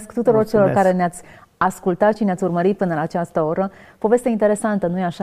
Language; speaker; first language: Romanian; native; Romanian